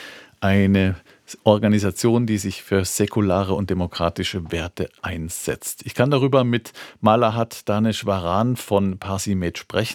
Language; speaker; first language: German; native; German